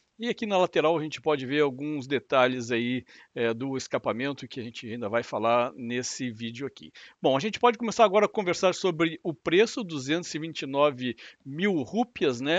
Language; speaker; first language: Portuguese; native; Portuguese